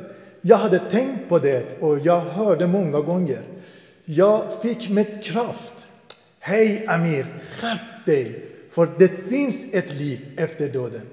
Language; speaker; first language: Swedish; non-native, fluent; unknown